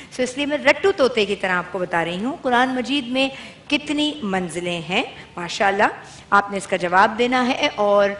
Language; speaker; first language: Urdu; native; Urdu